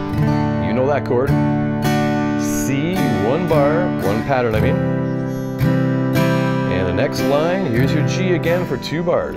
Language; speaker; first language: English; native; English